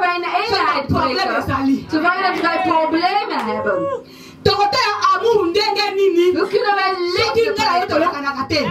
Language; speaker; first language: Dutch; non-native, fluent; Lingala